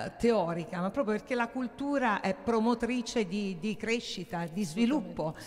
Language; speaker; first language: Italian; native; Italian